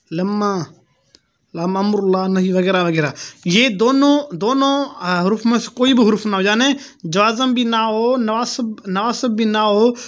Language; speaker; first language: Urdu; non-native, local second language; Pashto